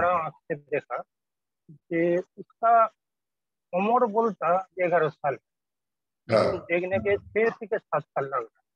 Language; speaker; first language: Hindi; non-native, local second language; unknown